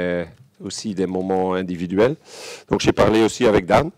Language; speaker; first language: French; non-native, local second language; Dutch